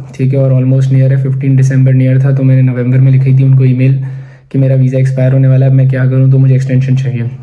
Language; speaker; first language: Urdu; native; Urdu